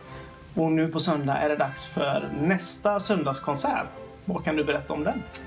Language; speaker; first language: Swedish; native; Swedish